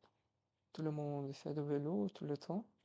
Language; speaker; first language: French; non-native, fluent; Portuguese